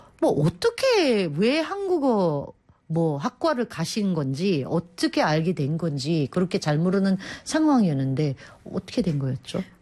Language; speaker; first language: Korean; non-native, fluent; Filipino